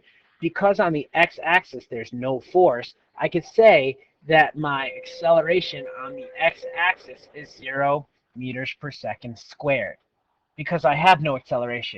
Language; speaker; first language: English; native; English